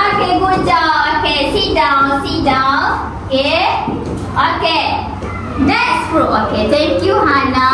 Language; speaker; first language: English; non-native, local second language; Malay